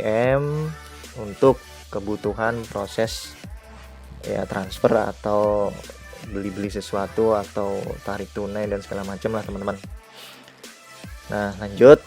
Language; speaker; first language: Indonesian; native; Indonesian